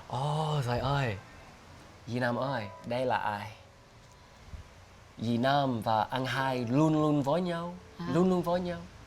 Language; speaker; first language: Vietnamese; early bilingual, heritage; English